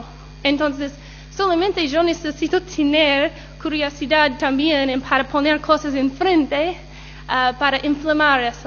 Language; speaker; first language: Spanish; non-native, learner; English